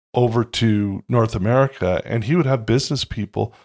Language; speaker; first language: English; native; English